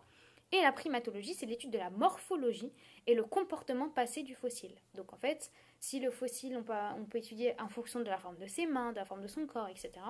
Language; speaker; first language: French; native; French